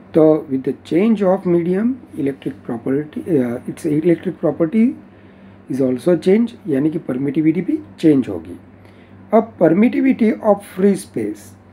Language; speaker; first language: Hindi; non-native, local second language; Gujarati